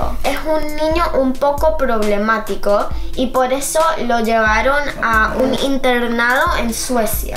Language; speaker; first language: Spanish; early bilingual, heritage; Spanish